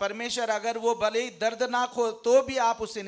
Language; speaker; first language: Hindi; native; Hindi